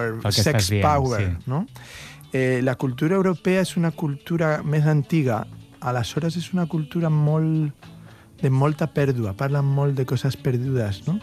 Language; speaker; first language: Catalan; non-native, local second language; Spanish